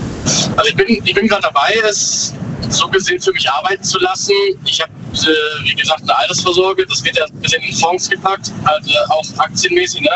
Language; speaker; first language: German; native; German